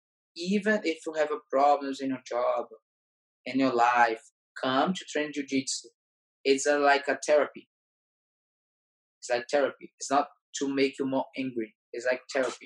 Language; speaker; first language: English; non-native, learner; Portuguese